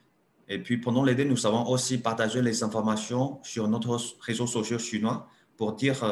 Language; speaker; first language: French; non-native, learner; Chinese